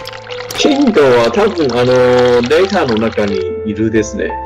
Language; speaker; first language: Japanese; non-native, learner; Chinese